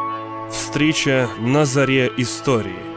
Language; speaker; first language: Russian; native; Russian